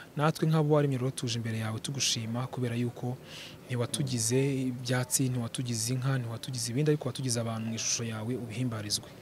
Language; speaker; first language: Kinyarwanda; native; Kinyarwanda